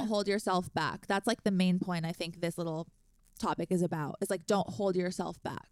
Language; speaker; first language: English; native; English